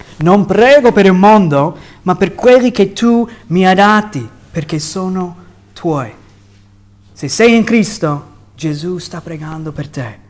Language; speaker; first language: Italian; non-native, fluent; English